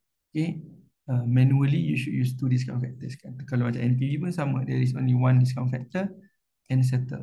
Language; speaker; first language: English; non-native, local second language; Malay